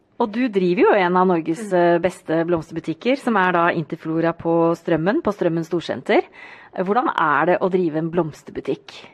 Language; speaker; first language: Norwegian; native; Norwegian